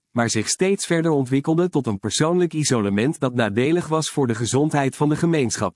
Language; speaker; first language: Dutch; native; Dutch